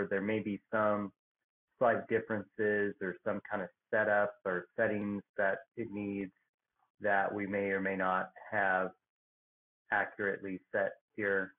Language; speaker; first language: English; native; English